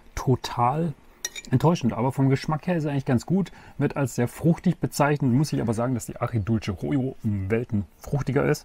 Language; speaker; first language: German; native; German